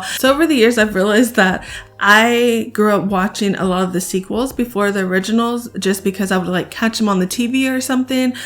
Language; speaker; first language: English; native; English